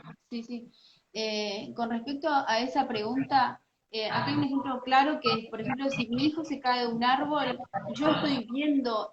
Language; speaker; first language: Spanish; native; Spanish